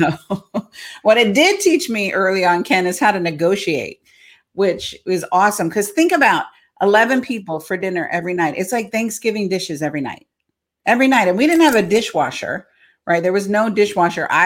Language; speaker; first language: English; native; English